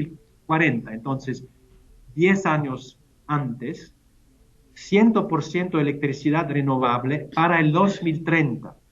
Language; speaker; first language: Spanish; non-native, fluent; German